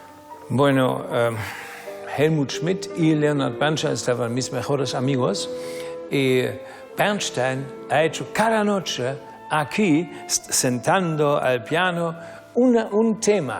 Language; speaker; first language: Spanish; non-native, learner; German